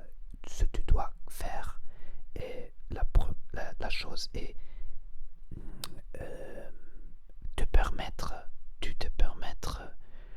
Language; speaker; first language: French; non-native, learner; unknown